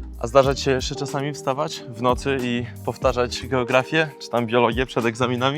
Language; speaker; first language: Polish; native; Polish